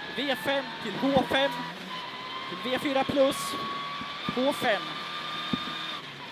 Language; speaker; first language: Swedish; native; Swedish